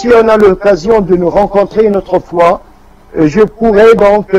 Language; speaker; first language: French; non-native, local second language; Arabic